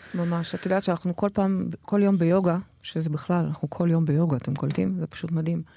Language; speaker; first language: Hebrew; native; Hebrew